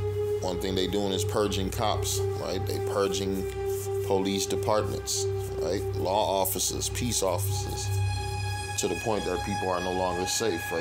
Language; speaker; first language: English; native; English